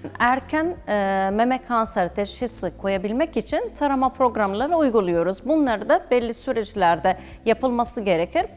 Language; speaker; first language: Turkish; non-native, fluent; Arabic